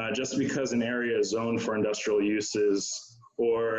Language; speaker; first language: English; native; English